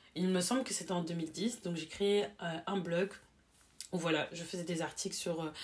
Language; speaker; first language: French; native; French